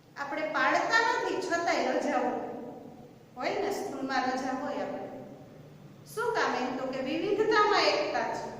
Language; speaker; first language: Gujarati; native; Gujarati